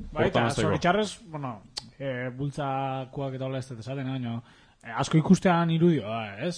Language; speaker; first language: Basque; native; Basque